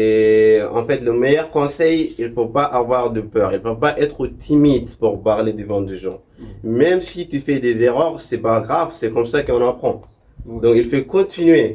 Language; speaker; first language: French; non-native, local second language; Arabic